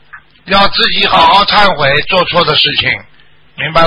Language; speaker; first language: Chinese; native; Chinese